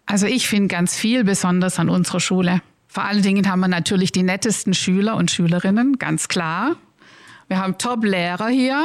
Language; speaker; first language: German; native; German